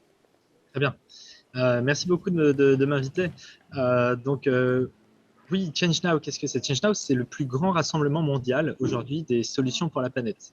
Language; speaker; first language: French; native; French